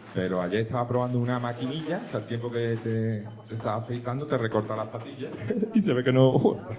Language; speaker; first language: Spanish; native; Spanish